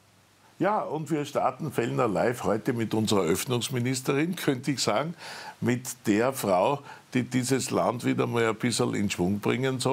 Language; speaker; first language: German; native; German